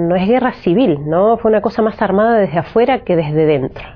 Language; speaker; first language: Spanish; native; Spanish